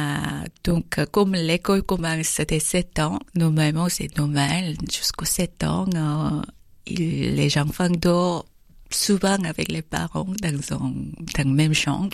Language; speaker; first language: French; non-native, fluent; Korean